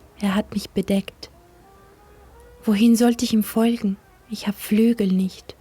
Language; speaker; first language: German; non-native, learner; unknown